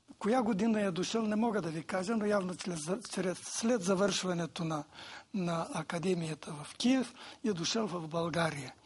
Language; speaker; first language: Bulgarian; native; Bulgarian